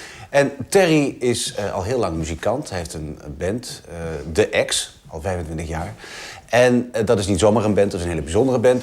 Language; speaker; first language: Dutch; native; Dutch